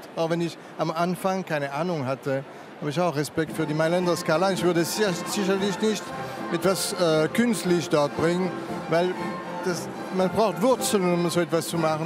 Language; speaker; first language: German; non-native, fluent; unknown